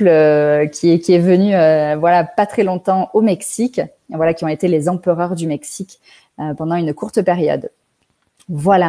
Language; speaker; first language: French; native; French